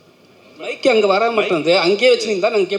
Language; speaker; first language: Tamil; native; Tamil